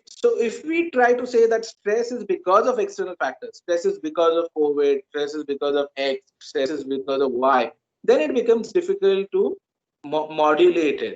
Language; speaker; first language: English; non-native, local second language; Marathi